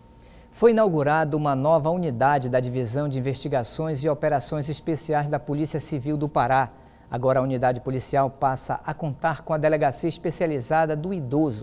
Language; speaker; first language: Portuguese; native; Portuguese